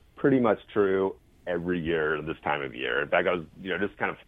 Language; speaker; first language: English; native; English